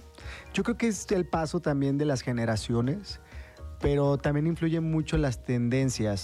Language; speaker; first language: Spanish; native; Spanish